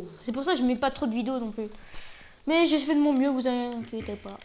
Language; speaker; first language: French; native; French